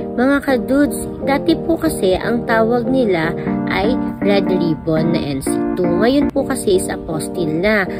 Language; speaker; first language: Filipino; native; Filipino